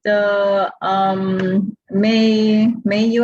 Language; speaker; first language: Chinese; non-native, learner; English